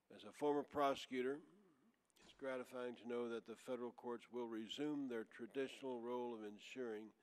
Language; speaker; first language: English; native; English